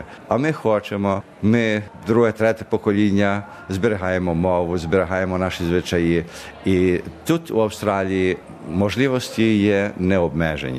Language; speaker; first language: Ukrainian; early bilingual, heritage; Ukrainian